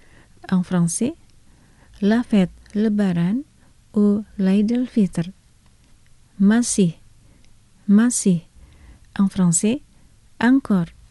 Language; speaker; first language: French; non-native, fluent; Indonesian